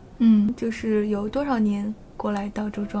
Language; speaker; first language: Chinese; native; Chinese